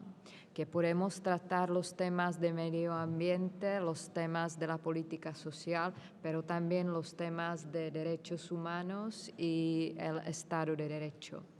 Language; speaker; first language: Spanish; non-native, fluent; Czech